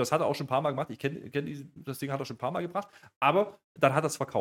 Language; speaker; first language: German; native; German